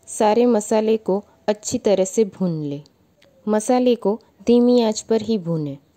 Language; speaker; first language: Hindi; native; Hindi